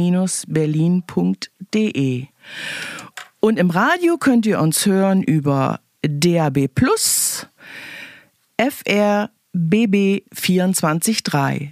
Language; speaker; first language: German; native; German